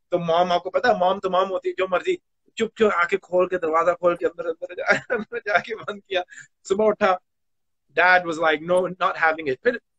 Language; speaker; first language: Hindi; early bilingual, other home language; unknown